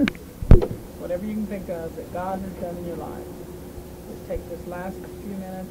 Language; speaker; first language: English; native; English